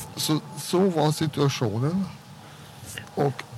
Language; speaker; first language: Swedish; non-native, fluent; German